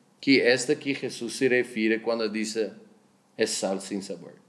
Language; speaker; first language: Spanish; non-native, learner; Dutch